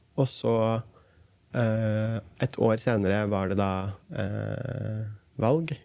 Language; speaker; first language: Norwegian; early bilingual, other home language; Kurdish